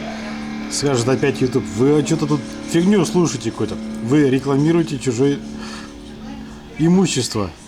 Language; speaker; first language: Russian; native; Russian